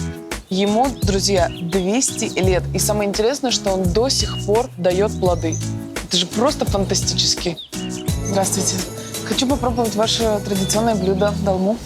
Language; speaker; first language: Russian; native; Russian